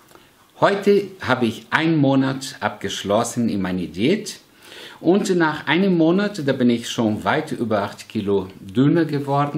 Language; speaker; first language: German; non-native, fluent; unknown